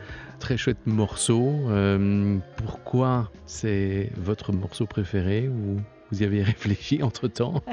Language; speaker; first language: French; native; French